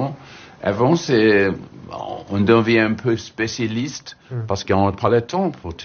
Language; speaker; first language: French; non-native, learner; English